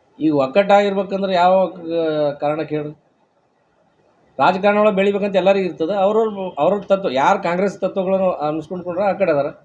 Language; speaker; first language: Kannada; non-native, local second language; Lambadi